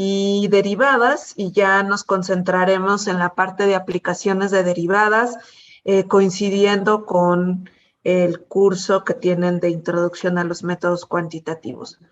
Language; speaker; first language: Spanish; native; Spanish